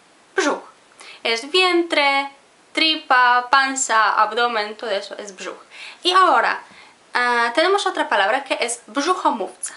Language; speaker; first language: Spanish; non-native, fluent; Polish